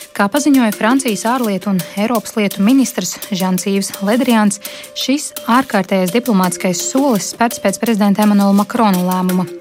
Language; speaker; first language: Latvian; native; Latvian